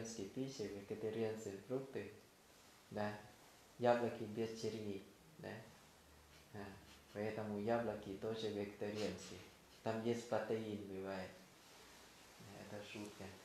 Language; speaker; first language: Russian; non-native, learner; Thai